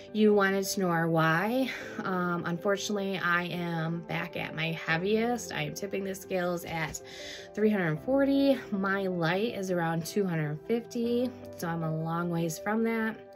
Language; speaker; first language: English; native; English